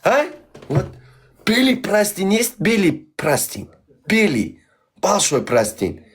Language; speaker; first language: Russian; non-native, learner; Turkmen